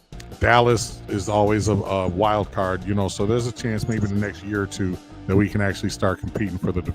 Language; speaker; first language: English; native; English